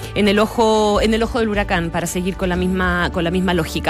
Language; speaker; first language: Spanish; native; Spanish